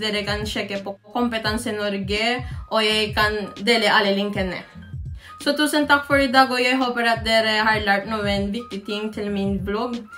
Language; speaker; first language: Norwegian; non-native, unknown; Filipino